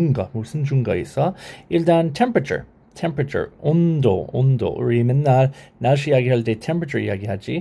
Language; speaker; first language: Korean; non-native, learner; English